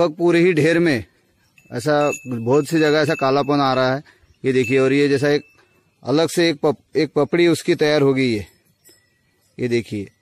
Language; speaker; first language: Hindi; non-native, local second language; Marathi